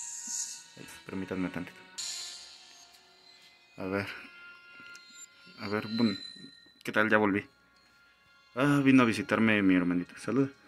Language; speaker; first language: Spanish; native; Spanish